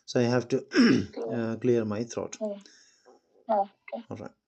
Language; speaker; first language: English; non-native, local second language; Malayalam